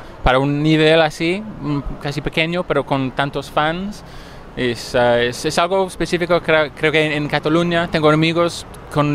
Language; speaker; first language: Spanish; non-native, fluent; English